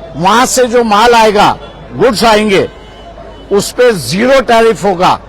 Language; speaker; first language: Hindi; non-native, local second language; Marathi